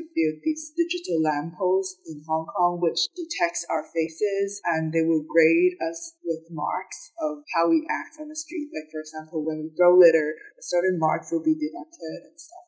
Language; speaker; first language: English; non-native, local second language; Cantonese